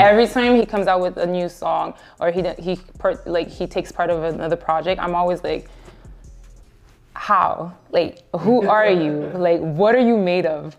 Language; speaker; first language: English; early bilingual, other home language; Haitian Creole